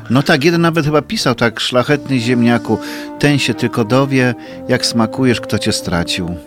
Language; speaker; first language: Polish; native; Polish